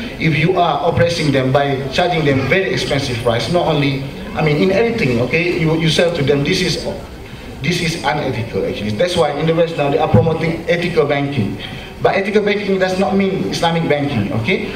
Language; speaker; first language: English; non-native, local second language; Malay